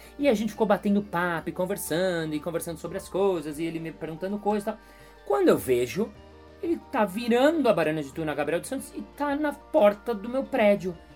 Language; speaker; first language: Portuguese; native; Portuguese